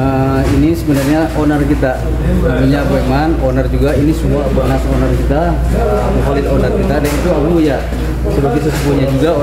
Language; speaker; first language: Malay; non-native, local second language; Sundanese